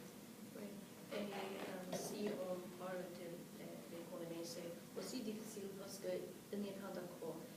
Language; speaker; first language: French; non-native, fluent; English